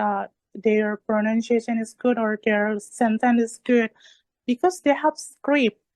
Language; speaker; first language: English; non-native, learner; Indonesian